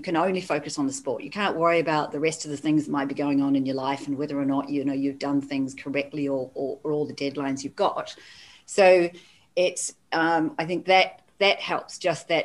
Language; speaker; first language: English; native; English